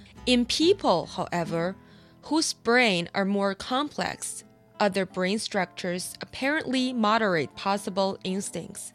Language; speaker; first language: English; non-native, fluent; Chinese